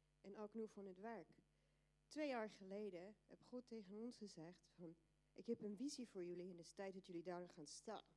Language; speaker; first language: Dutch; non-native, fluent; Afrikaans